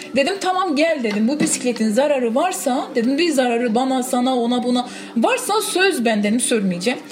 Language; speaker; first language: Turkish; non-native, local second language; Kurdish